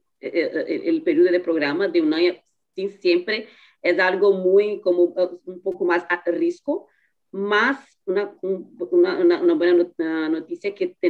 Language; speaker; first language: Spanish; non-native, learner; Portuguese